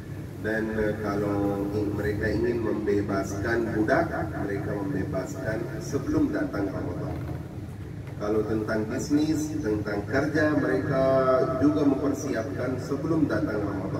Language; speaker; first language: Indonesian; non-native, fluent; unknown